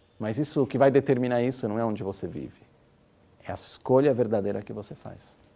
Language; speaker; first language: Portuguese; native; Portuguese